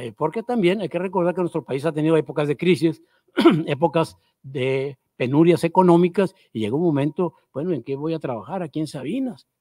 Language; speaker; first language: Spanish; native; Spanish